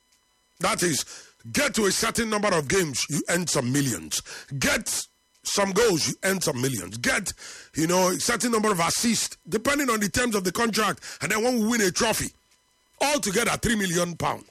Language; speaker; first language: English; non-native, local second language; Igbo